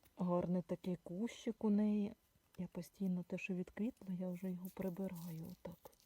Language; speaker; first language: Ukrainian; native; Ukrainian